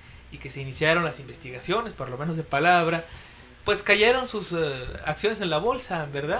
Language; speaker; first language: Spanish; native; Spanish